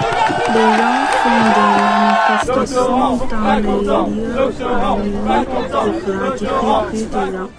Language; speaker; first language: French; non-native, learner; Chinese